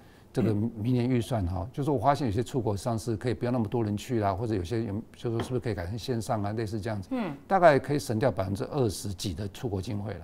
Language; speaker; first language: Chinese; native; Chinese